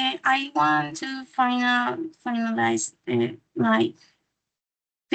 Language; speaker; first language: English; non-native, learner; Spanish